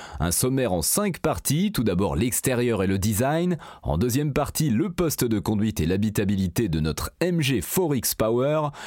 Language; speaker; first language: French; native; French